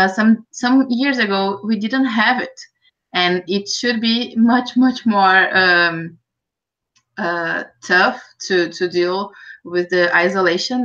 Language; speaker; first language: English; non-native, fluent; Portuguese